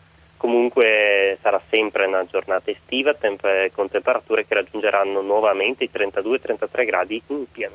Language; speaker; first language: Italian; native; Italian